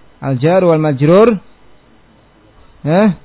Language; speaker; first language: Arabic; non-native, fluent; Indonesian